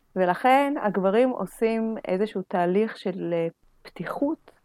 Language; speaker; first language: Hebrew; non-native, fluent; Russian